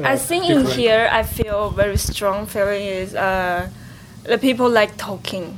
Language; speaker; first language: English; non-native, learner; Chinese